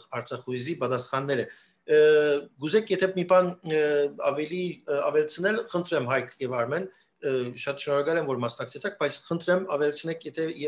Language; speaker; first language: Armenian; early bilingual, heritage; Armenian